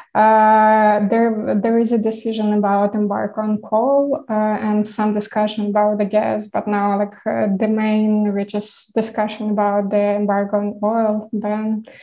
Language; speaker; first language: English; non-native, fluent; Ukrainian